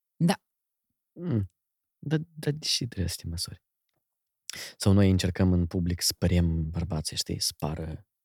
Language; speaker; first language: Romanian; native; Romanian